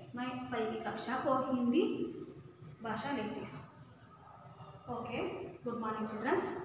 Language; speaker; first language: Hindi; non-native, local second language; Kannada